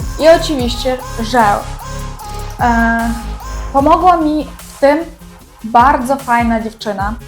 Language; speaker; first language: Polish; non-native, learner; Ukrainian